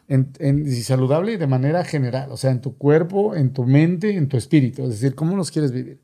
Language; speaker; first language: Spanish; native; Spanish